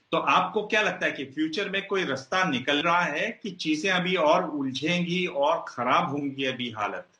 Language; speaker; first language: Hindi; native; Hindi